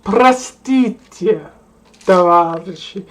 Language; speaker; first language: Russian; non-native, learner; English